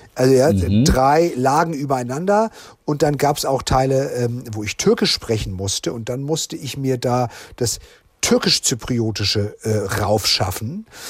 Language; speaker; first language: German; native; German